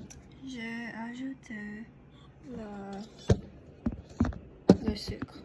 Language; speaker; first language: French; non-native, learner; English